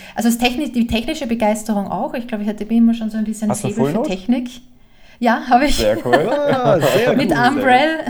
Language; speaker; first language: German; native; German